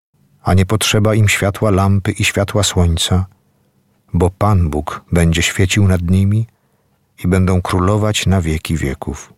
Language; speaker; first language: Polish; native; Polish